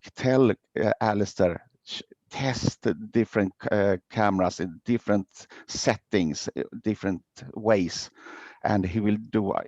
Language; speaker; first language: English; non-native, fluent; Swedish